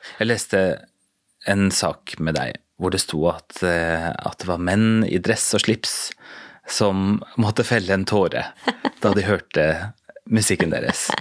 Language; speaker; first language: Norwegian; native; Norwegian